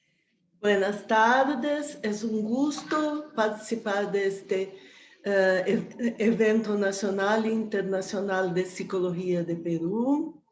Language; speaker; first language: Spanish; non-native, fluent; Portuguese